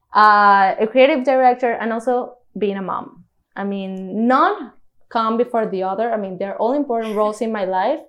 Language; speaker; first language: English; non-native, fluent; Spanish